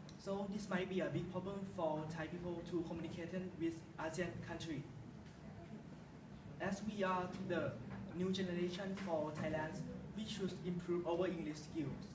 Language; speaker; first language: English; non-native, learner; Thai